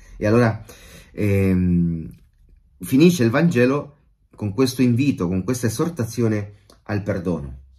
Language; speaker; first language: Italian; non-native, fluent; Spanish